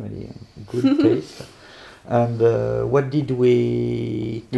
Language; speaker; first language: English; non-native, learner; French